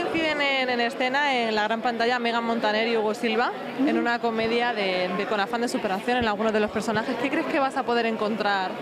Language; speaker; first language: Spanish; native; Spanish